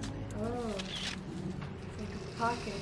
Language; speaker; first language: English; native; English